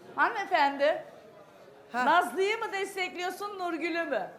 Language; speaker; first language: Turkish; native; Turkish